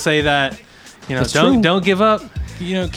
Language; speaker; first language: English; native; English